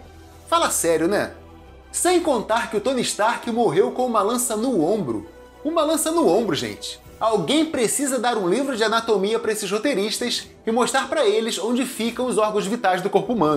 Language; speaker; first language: Portuguese; native; Portuguese